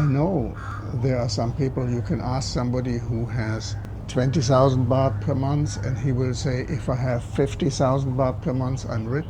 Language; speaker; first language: English; non-native, fluent; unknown